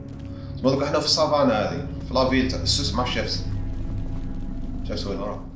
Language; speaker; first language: Arabic; native; Arabic